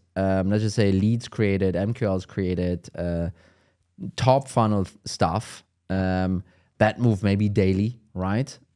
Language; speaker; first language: English; non-native, fluent; German